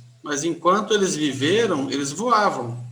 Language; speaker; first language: Portuguese; native; Portuguese